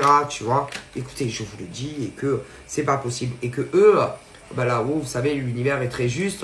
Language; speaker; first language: French; native; French